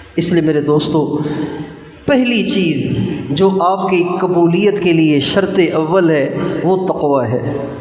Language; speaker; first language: Urdu; non-native, local second language; Sindhi